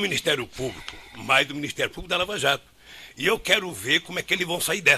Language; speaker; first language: Portuguese; native; Portuguese